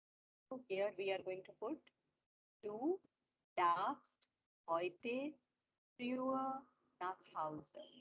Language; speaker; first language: German; non-native, learner; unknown